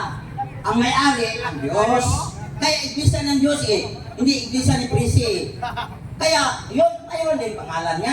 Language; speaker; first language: Filipino; non-native, local second language; Cebuano